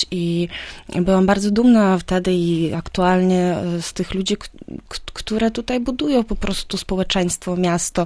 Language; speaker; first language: Polish; non-native, fluent; Ukrainian